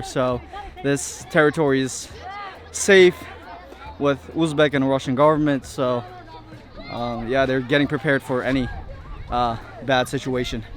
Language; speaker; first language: English; early bilingual, heritage; English